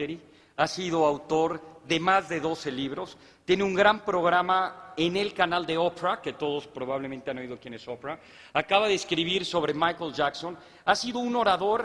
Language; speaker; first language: Spanish; native; Spanish